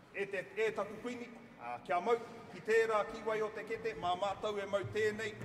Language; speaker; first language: Māori; native; Māori